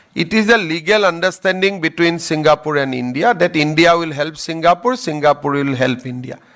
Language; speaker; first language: English; non-native, local second language; Assamese